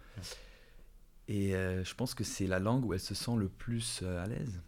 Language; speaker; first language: French; early bilingual, other home language; Dutch